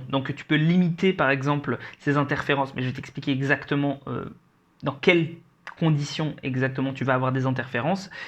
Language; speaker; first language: French; native; French